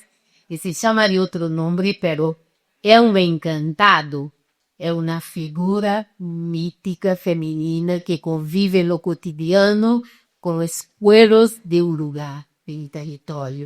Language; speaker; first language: Spanish; non-native, fluent; Portuguese